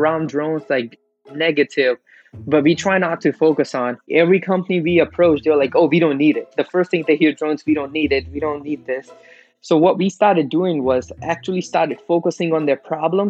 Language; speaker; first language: English; non-native, local second language; Gujarati